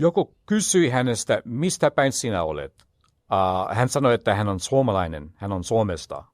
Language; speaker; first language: Finnish; non-native, learner; English